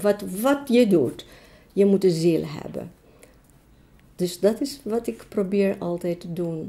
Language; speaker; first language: Dutch; non-native, fluent; Greek